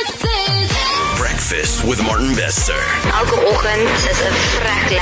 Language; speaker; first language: English; native; English